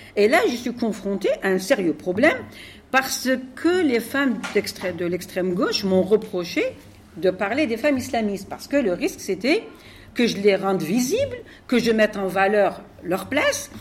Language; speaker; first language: French; non-native, local second language; Arabic